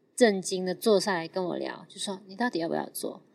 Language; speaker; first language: Chinese; non-native, fluent; Cantonese